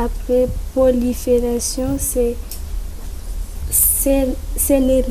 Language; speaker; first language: French; non-native, local second language; Comorian